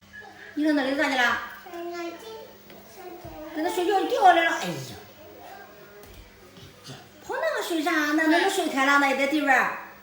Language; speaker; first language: Chinese; native; Chinese